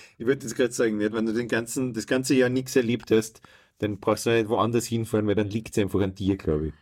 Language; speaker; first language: German; native; German